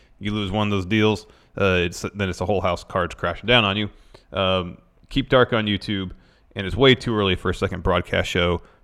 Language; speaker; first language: English; native; English